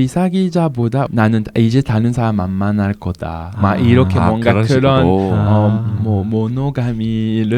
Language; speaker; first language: Korean; non-native, fluent; French